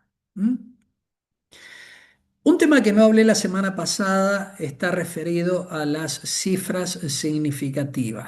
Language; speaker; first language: Spanish; native; Spanish